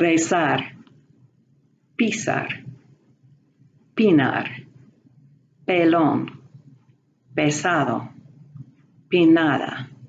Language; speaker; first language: Spanish; non-native, fluent; English